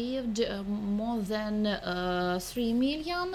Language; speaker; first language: English; non-native, learner; Ukrainian